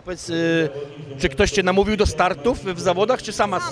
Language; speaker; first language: Polish; native; Polish